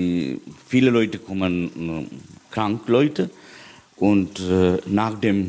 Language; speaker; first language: German; non-native, learner; Sinhala